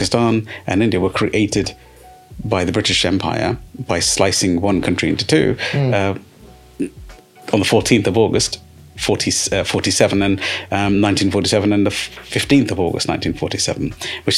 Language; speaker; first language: English; native; English